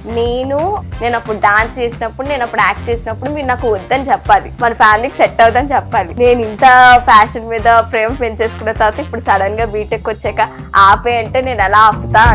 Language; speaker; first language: Telugu; native; Telugu